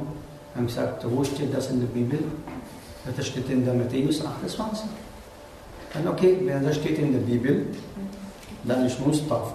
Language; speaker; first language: German; non-native, learner; Arabic